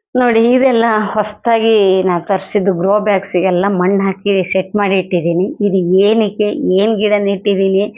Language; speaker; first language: Kannada; non-native, local second language; Telugu